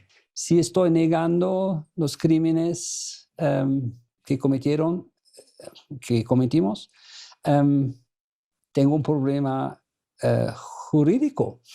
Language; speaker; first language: Spanish; non-native, fluent; German